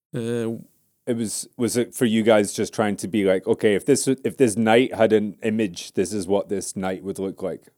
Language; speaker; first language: English; native; English